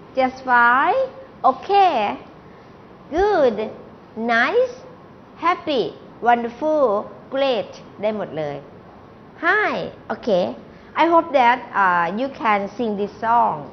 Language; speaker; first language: English; non-native, learner; Thai